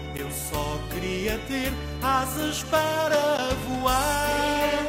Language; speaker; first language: Portuguese; native; Portuguese